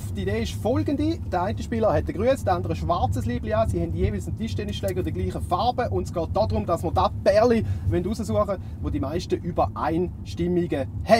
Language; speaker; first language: German; native; German